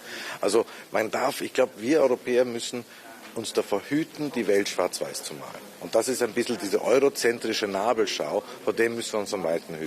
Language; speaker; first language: German; native; German